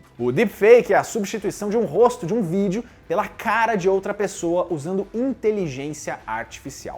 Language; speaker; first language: Portuguese; native; Portuguese